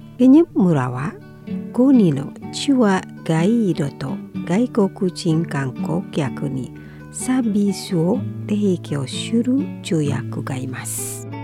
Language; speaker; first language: Japanese; non-native, fluent; Indonesian